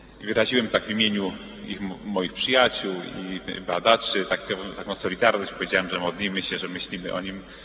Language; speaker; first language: Polish; early bilingual, heritage; Polish